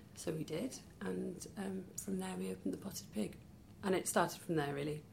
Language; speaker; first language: English; native; English